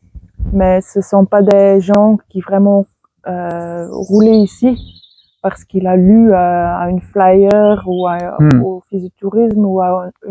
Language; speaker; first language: French; non-native, fluent; Dutch